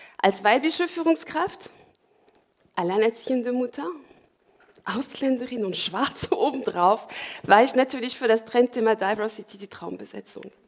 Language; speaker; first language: German; non-native, fluent; French